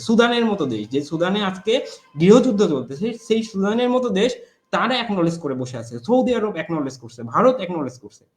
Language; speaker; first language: Bangla; non-native, local second language; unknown